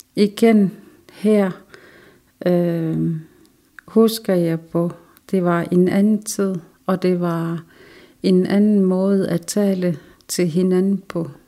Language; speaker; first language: Danish; non-native, local second language; Kalaallisut